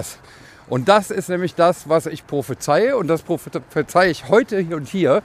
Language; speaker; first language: German; native; German